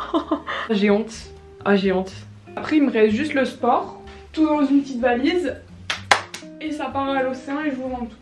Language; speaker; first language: French; native; French